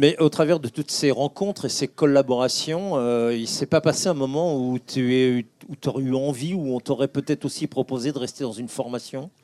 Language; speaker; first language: French; native; French